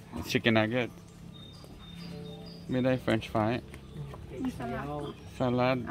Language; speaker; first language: English; non-native, local second language; Cebuano